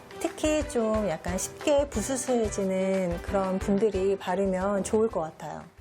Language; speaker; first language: Korean; native; Korean